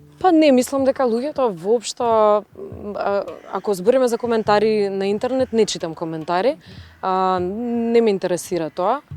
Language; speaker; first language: Macedonian; early bilingual, other home language; Russian